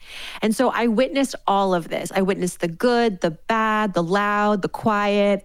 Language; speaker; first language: English; native; English